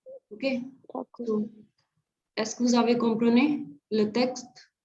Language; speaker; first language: French; non-native, fluent; Hindi